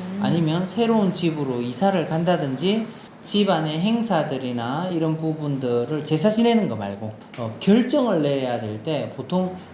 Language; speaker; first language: Korean; non-native, local second language; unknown